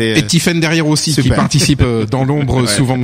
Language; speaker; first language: French; native; French